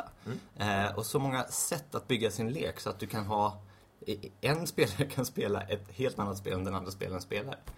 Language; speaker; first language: Swedish; native; Swedish